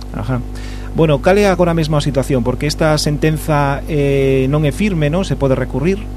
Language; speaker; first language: Galician; native; Galician